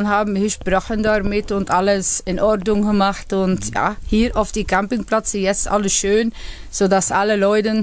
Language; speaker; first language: German; non-native, learner; Dutch